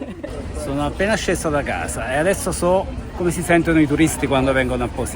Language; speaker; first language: Italian; non-native, fluent; English